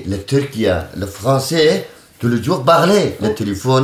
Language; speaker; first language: French; non-native, learner; Kurdish